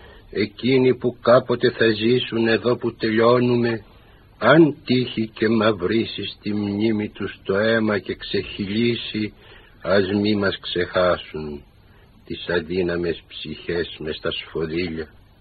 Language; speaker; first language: Greek; native; Greek